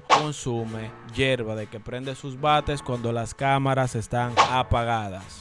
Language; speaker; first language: Spanish; native; Spanish